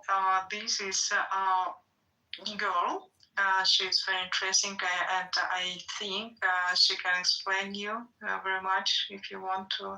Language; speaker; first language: English; non-native, learner; Russian